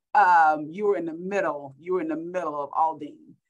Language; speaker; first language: English; native; English